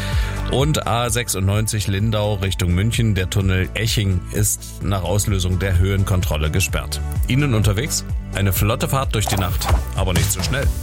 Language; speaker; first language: German; native; German